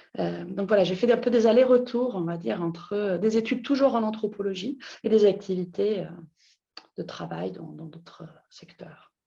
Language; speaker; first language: French; non-native, fluent; Italian